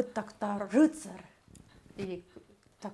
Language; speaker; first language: Russian; non-native, learner; Estonian